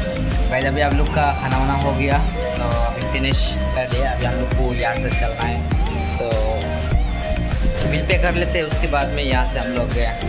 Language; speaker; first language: Hindi; non-native, local second language; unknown